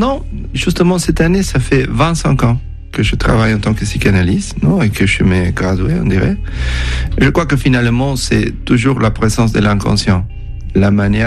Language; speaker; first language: French; non-native, fluent; Spanish